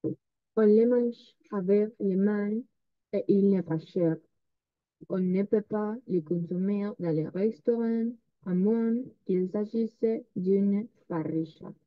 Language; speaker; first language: French; non-native, learner; Spanish